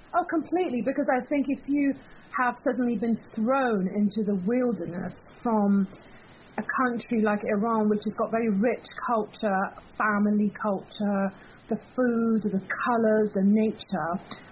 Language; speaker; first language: English; early bilingual, other home language; Persian